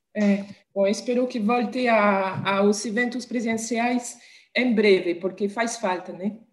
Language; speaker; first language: Portuguese; non-native, fluent; French